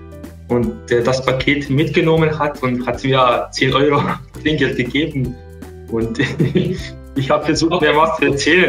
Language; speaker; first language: German; non-native, fluent; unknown